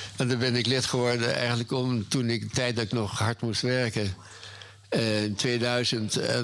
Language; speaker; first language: Dutch; native; Dutch